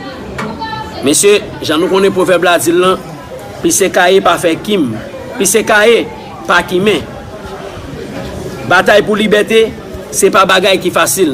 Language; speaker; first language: Haitian Creole; native; Haitian Creole